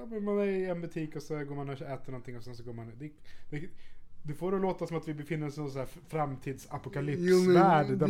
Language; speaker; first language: Swedish; native; Swedish